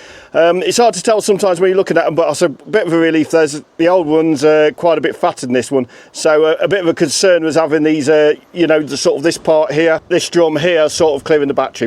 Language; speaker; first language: English; native; English